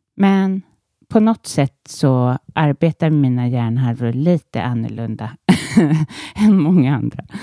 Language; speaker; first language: Swedish; native; Swedish